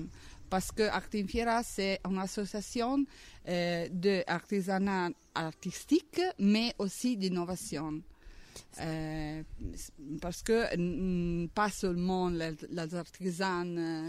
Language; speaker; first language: French; non-native, learner; Italian